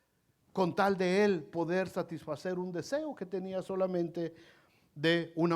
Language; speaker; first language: Spanish; native; Spanish